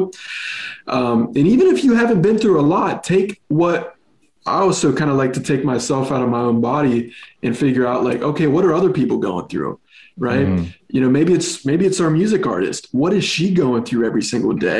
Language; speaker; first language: English; native; English